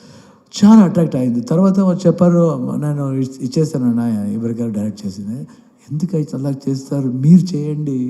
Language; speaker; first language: Telugu; non-native, learner; Kannada